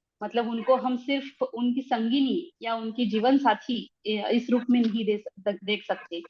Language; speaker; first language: Hindi; non-native, local second language; Marathi